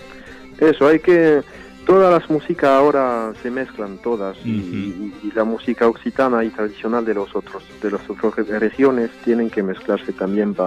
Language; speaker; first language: Spanish; early bilingual, heritage; French